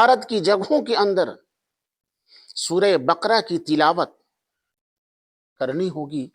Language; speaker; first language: Urdu; native; Urdu